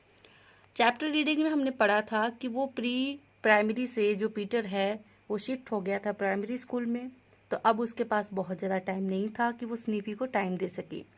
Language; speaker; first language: Hindi; native; Hindi